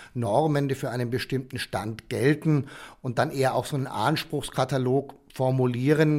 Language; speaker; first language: German; native; German